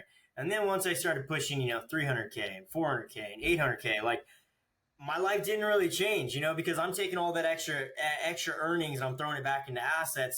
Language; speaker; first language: English; native; English